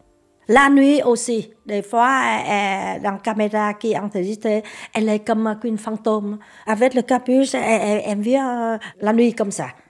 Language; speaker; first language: French; non-native, learner; Vietnamese